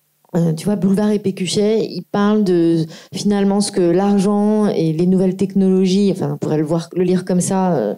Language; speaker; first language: French; native; French